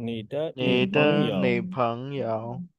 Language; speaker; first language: Chinese; non-native, learner; English